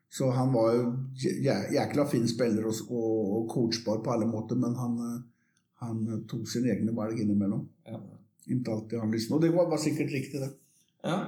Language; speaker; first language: Norwegian; non-native, fluent; Swedish